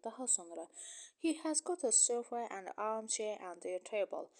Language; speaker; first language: English; non-native, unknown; Azerbaijani